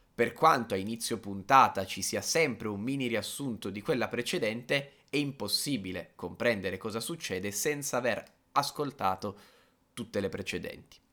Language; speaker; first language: Italian; native; Italian